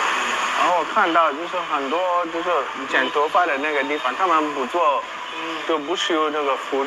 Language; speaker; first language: Chinese; non-native, fluent; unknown